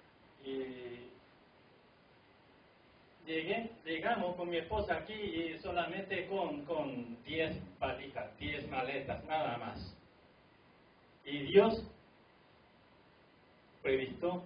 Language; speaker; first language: Spanish; non-native, fluent; Korean